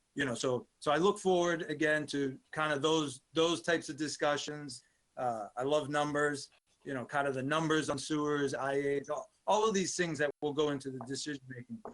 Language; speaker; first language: English; native; English